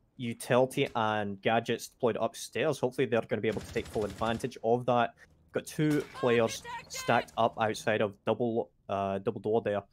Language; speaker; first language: English; native; English